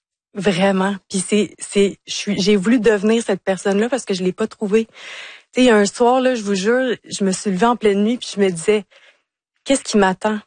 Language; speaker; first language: French; native; French